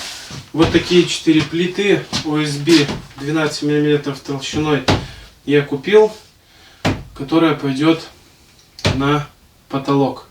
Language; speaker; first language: Russian; native; Russian